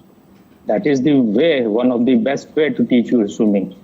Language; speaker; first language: English; non-native, fluent; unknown